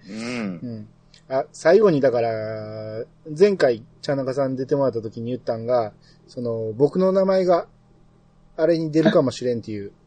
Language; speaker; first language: Japanese; native; Japanese